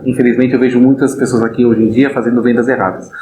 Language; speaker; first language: Portuguese; non-native, fluent; German